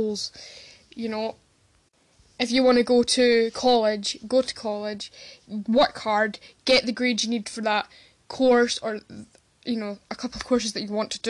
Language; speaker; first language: English; native; English